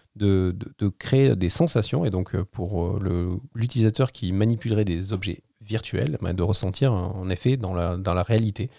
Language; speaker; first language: French; native; French